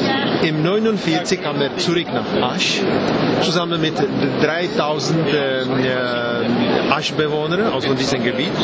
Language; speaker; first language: German; non-native, fluent; Czech